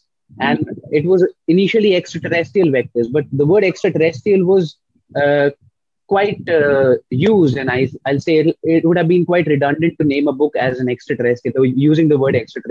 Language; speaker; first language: English; non-native, local second language; Hindi